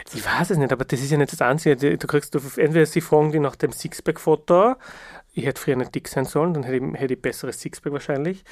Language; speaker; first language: German; early bilingual, other home language; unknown